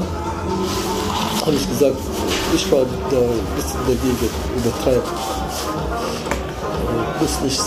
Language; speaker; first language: German; non-native, learner; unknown